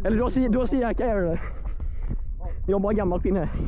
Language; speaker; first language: Swedish; native; Swedish